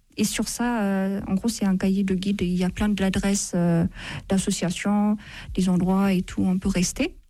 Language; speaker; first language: French; non-native, fluent; Amharic